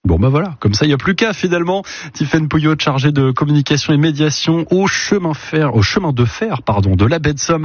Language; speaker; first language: French; native; French